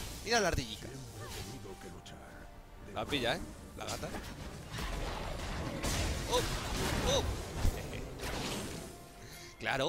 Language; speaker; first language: Spanish; native; Spanish